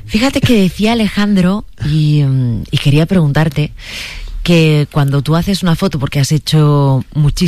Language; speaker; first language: Spanish; native; Spanish